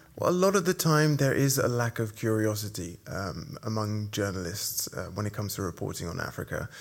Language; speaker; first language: English; native; English